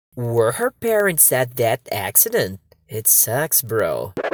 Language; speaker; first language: English; non-native, fluent; Portuguese